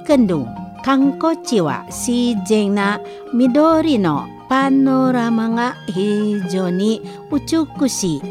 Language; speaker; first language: Japanese; non-native, fluent; Indonesian